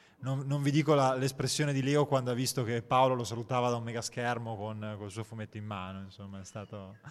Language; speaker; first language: Italian; native; Italian